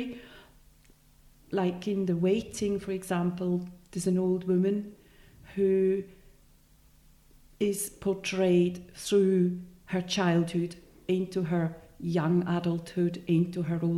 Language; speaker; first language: English; non-native, fluent; Swiss German